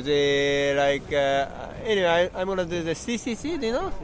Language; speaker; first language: English; non-native, learner; Japanese